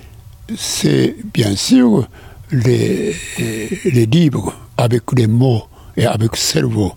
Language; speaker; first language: French; non-native, learner; Japanese